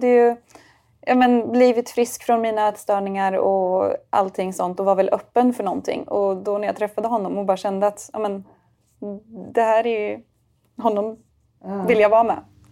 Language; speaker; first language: Swedish; native; Swedish